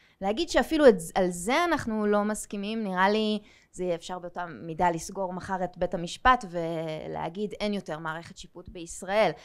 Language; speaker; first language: Hebrew; native; Hebrew